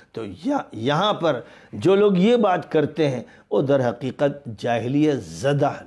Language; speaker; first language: Urdu; native; Urdu